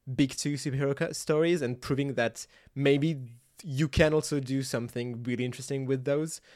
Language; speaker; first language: English; non-native, fluent; French